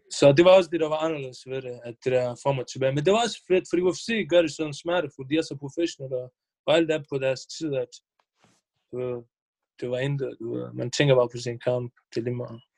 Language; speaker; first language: Danish; early bilingual, other home language; Bosnian